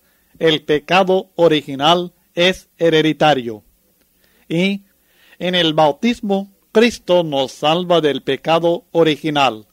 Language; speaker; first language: Spanish; native; Spanish